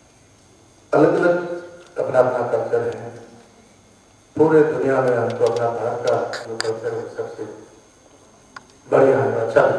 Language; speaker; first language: Hindi; native; Hindi